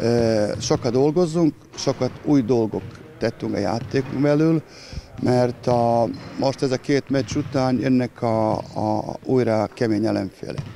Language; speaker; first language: Hungarian; non-native, learner; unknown